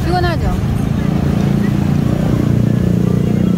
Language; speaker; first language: Korean; non-native, learner; Vietnamese